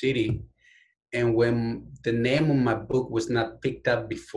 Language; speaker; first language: English; non-native, fluent; Spanish